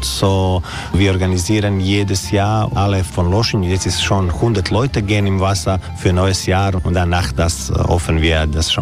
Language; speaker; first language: German; non-native, learner; Croatian